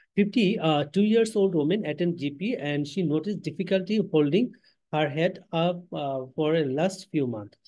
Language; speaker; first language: English; non-native, local second language; Bangla